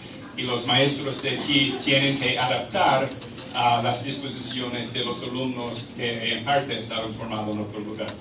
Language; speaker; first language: Spanish; non-native, fluent; English